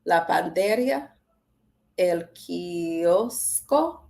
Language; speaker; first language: Spanish; non-native, learner; English